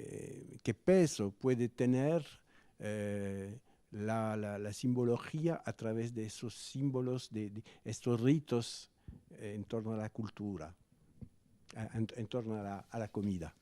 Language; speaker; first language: Spanish; non-native, fluent; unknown